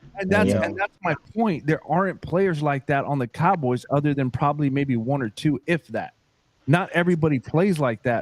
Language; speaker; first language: English; native; English